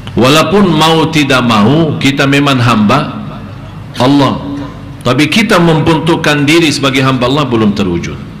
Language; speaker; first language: Malay; non-native, fluent; Arabic